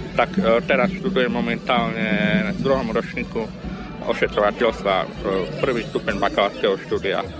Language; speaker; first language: Slovak; native; Slovak